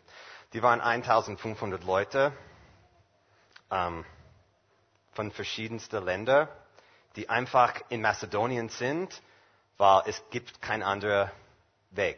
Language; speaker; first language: German; non-native, fluent; English